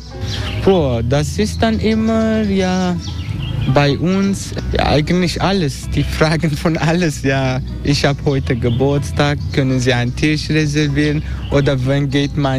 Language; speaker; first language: German; non-native, learner; Turkish